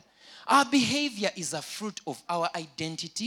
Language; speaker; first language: English; non-native, local second language; Ganda